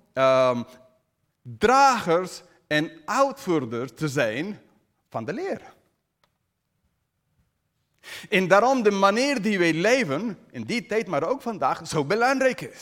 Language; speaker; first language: Dutch; non-native, fluent; English